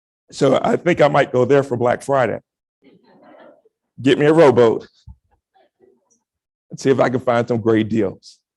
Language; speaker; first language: English; native; English